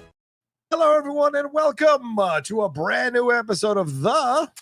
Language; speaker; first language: English; native; English